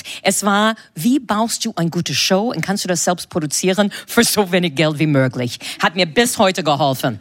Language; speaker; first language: German; non-native, fluent; English